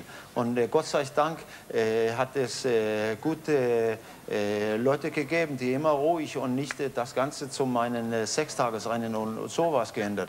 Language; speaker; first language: German; non-native, fluent; Danish